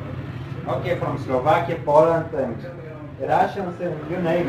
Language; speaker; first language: English; non-native, fluent; Bulgarian